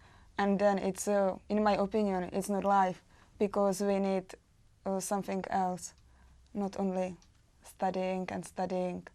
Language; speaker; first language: English; non-native, learner; Czech